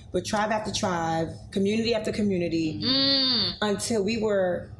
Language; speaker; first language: English; native; English